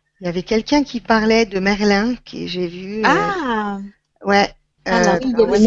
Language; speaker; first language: French; non-native, fluent; Spanish